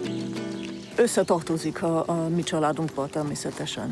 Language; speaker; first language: Hungarian; early bilingual, heritage; German